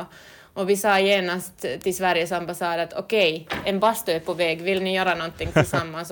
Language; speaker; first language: Swedish; native; Swedish